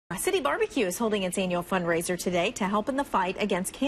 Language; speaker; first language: English; native; English